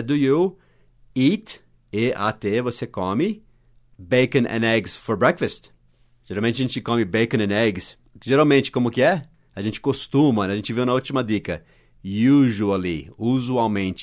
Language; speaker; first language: English; native; English